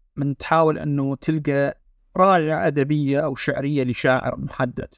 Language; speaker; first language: Arabic; non-native, local second language; Kurdish